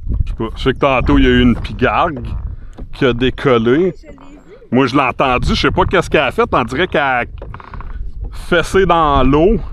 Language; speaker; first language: French; native; French